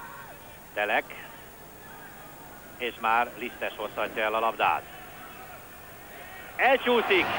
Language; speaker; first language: Hungarian; native; Hungarian